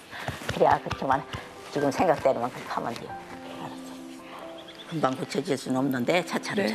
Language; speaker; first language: Korean; native; Korean